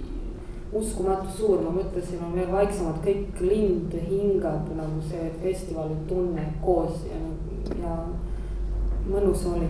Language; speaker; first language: Estonian; non-native, learner; Croatian